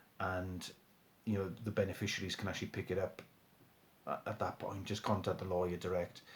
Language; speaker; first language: English; native; English